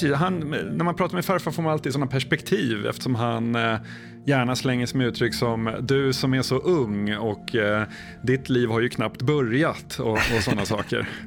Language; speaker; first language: Swedish; native; Swedish